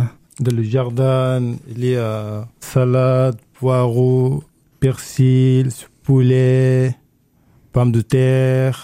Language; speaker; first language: French; non-native, learner; Arabic